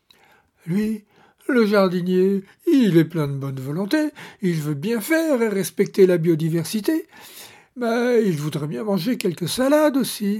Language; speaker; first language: French; native; French